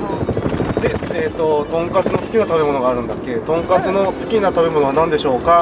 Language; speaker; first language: Japanese; native; Japanese